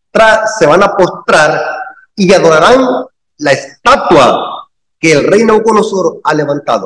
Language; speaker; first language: Spanish; native; Spanish